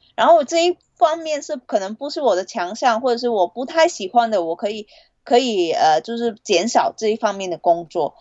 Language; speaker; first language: Chinese; non-native, fluent; Cantonese